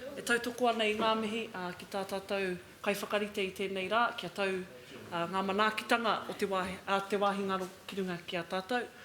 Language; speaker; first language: Māori; non-native, local second language; English